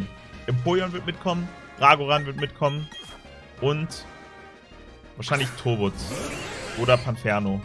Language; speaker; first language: German; native; German